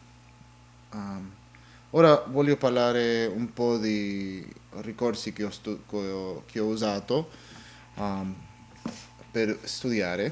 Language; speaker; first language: Italian; non-native, learner; English